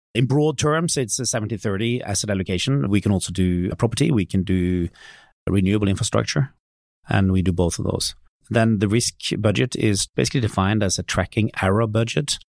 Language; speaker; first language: English; non-native, fluent; Norwegian